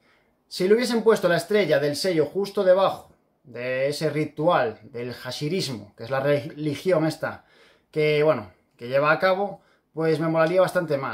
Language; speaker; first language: Spanish; native; Spanish